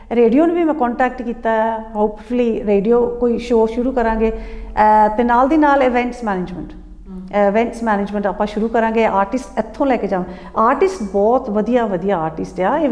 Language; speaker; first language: Punjabi; early bilingual, heritage; Punjabi